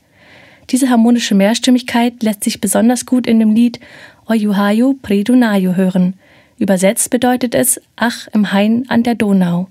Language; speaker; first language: German; native; German